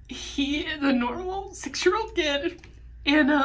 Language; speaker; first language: English; native; English